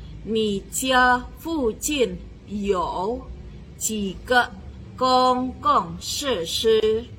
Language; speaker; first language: Chinese; non-native, learner; Indonesian